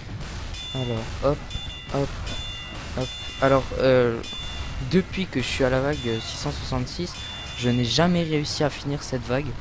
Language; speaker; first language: French; native; French